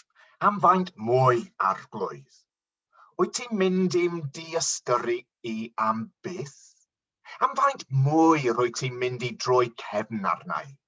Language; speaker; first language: Welsh; non-native, local second language; English